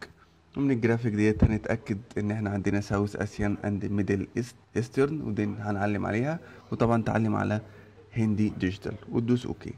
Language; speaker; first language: Arabic; native; Arabic